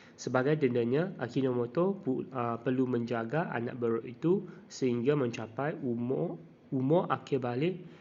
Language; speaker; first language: Malay; non-native, local second language; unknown